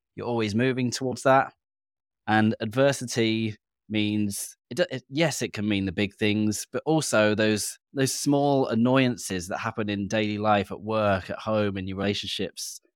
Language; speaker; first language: English; native; English